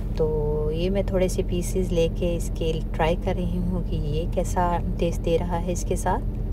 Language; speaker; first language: Urdu; native; Urdu